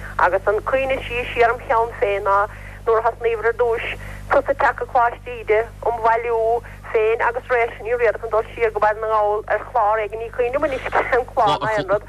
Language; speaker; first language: Irish; native; Irish